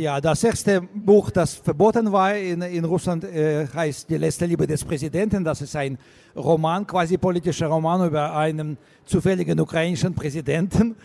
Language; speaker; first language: German; non-native, learner; Russian